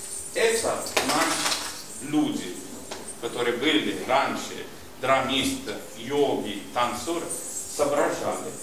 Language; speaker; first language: Russian; non-native, learner; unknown